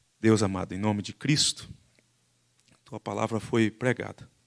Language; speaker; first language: Portuguese; native; Portuguese